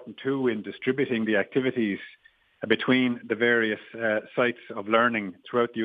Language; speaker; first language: English; native; English